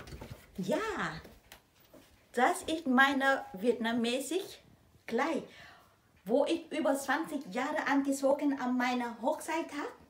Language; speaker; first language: German; non-native, learner; Vietnamese